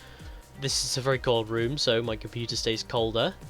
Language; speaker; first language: English; native; English